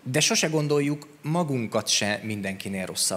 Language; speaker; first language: Hungarian; native; Hungarian